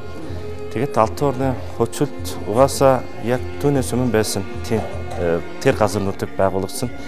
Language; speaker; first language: Mongolian; non-native, fluent; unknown